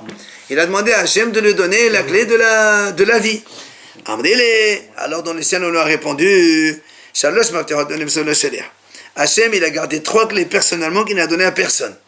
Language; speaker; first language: French; native; French